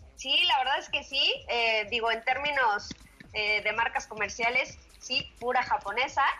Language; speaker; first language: Spanish; native; Spanish